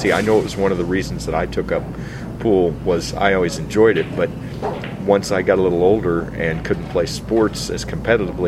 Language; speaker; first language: English; native; English